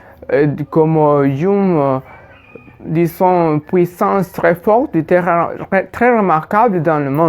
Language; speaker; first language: French; non-native, fluent; Spanish